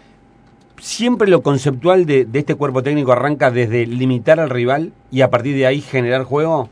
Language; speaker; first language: Spanish; native; Spanish